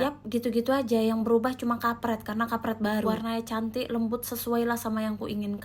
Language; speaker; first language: Indonesian; native; Indonesian